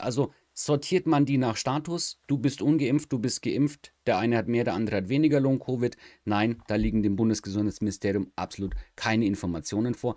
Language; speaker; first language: German; native; German